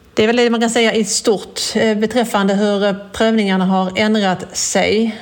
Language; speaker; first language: Swedish; native; Swedish